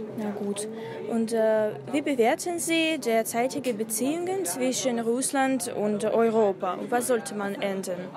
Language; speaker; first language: German; non-native, learner; Russian